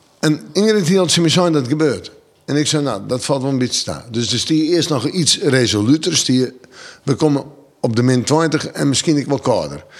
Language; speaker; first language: Dutch; non-native, local second language; Western Frisian